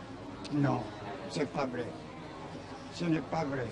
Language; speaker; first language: French; non-native, learner; Chinese